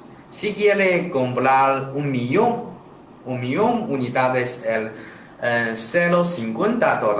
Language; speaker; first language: Spanish; non-native, learner; Chinese